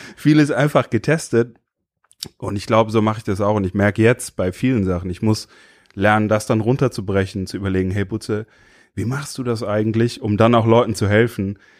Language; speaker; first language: German; native; German